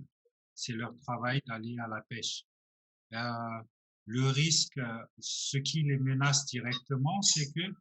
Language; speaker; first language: French; non-native, local second language; Malagasy